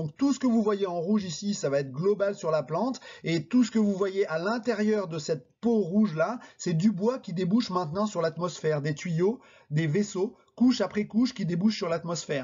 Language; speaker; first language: French; native; French